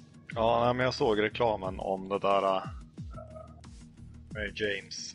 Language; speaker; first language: Swedish; native; Swedish